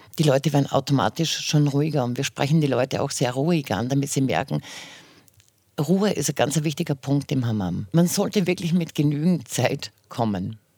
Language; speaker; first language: German; native; German